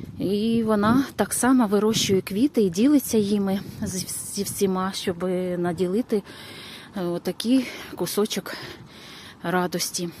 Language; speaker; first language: Ukrainian; native; Ukrainian